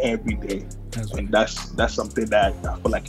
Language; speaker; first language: English; non-native, local second language; Akan